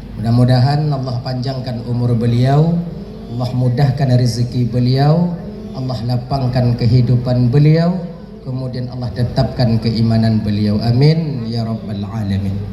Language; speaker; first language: Malay; non-native, local second language; Achinese